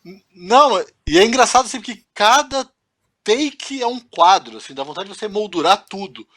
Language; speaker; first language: Portuguese; native; Portuguese